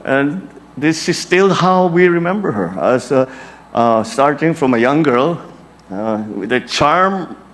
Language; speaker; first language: English; non-native, local second language; Filipino